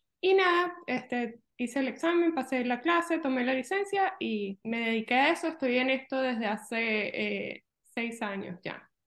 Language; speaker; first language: Spanish; native; Spanish